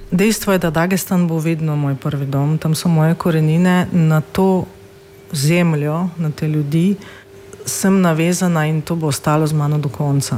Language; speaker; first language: Slovenian; non-native, fluent; Russian